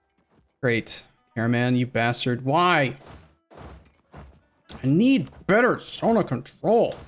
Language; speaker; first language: English; native; English